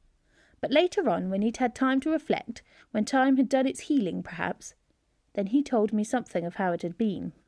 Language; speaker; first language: English; native; English